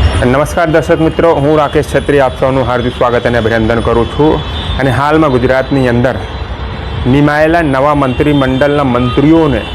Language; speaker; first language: Gujarati; non-native, local second language; Hindi